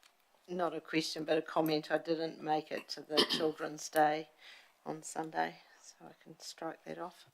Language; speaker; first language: English; native; English